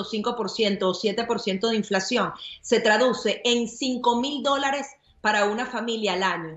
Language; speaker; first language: Spanish; native; Spanish